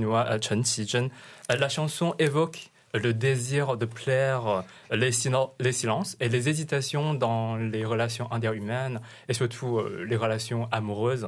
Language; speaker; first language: French; non-native, fluent; Chinese